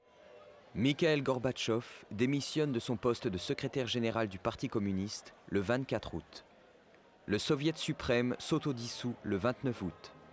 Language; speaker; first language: French; native; French